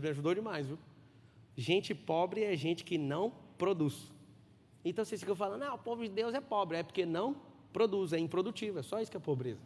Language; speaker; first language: Portuguese; native; Portuguese